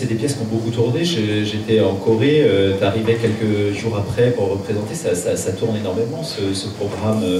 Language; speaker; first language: French; native; French